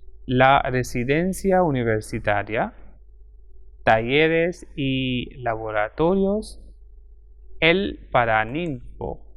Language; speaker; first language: Spanish; non-native, fluent; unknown